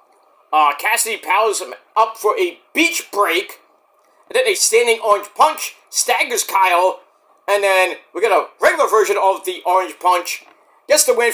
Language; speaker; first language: English; native; English